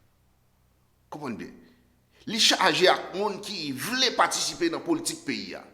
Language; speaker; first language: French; non-native, local second language; Haitian Creole